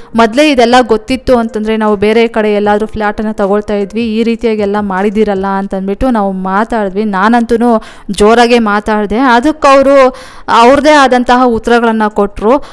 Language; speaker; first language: Kannada; native; Kannada